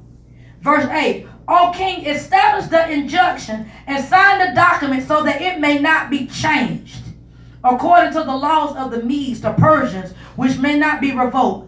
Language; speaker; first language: English; native; English